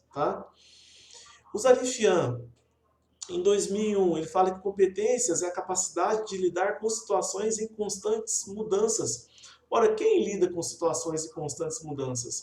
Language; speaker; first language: Portuguese; native; Portuguese